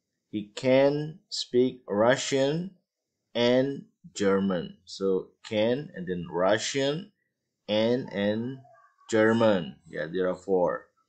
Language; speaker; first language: English; non-native, fluent; Indonesian